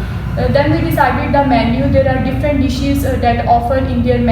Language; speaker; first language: English; non-native, local second language; Urdu